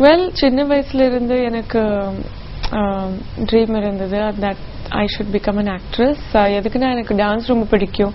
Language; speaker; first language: Tamil; non-native, local second language; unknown